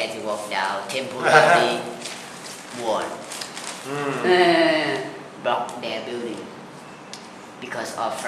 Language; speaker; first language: English; non-native, learner; Thai